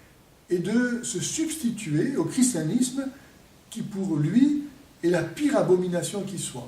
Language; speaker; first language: French; native; French